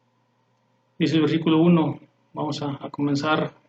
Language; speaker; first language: Spanish; native; Spanish